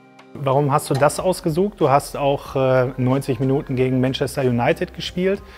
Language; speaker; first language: German; native; German